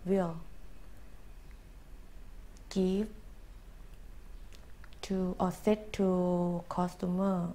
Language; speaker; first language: English; non-native, learner; Thai